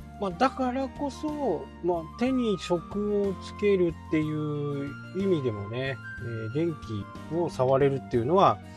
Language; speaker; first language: Japanese; native; Japanese